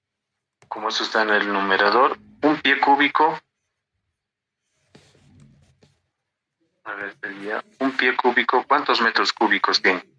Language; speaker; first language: Spanish; native; Spanish